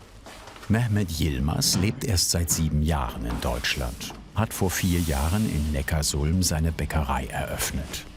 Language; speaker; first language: German; native; German